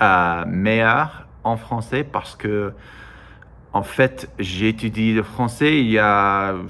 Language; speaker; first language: French; non-native, learner; English